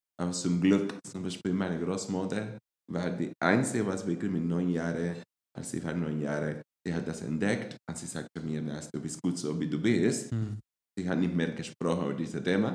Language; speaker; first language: German; non-native, fluent; Spanish